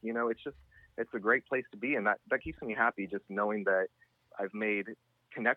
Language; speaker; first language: English; native; English